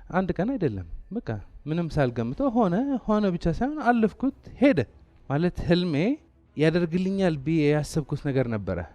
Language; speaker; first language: Amharic; non-native, local second language; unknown